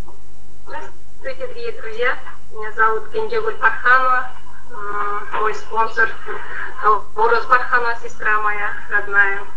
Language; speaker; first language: Russian; non-native, local second language; Kyrgyz